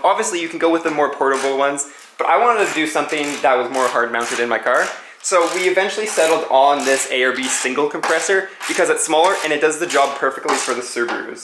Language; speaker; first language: English; native; English